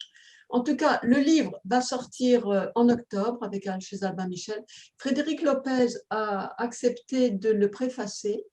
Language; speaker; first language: French; native; French